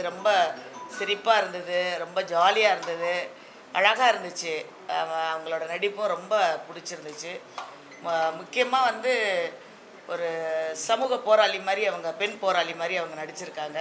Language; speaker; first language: Tamil; native; Tamil